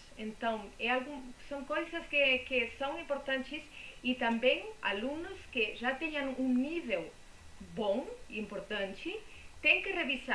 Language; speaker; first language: Portuguese; non-native, fluent; Spanish